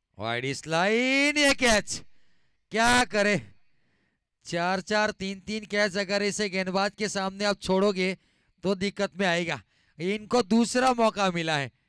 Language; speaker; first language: Hindi; non-native, local second language; Gujarati